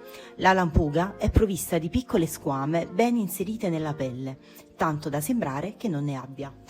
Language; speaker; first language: Italian; native; Italian